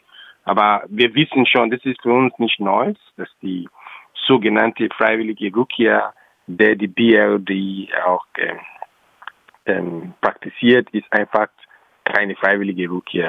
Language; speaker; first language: German; non-native, local second language; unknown